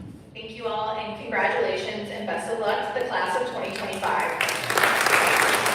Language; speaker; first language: English; native; English